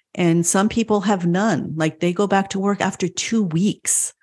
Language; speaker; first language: English; early bilingual, other home language; French